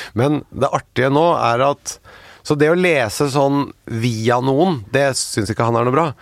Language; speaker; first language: Norwegian; native; Norwegian